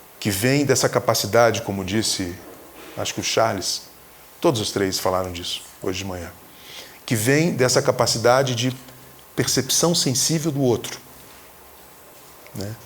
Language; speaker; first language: Portuguese; native; Portuguese